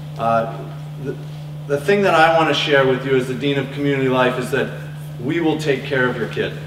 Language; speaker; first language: English; native; English